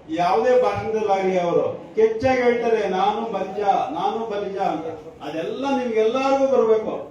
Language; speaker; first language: Kannada; non-native, local second language; Telugu